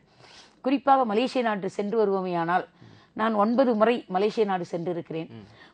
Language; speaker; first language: Tamil; native; Tamil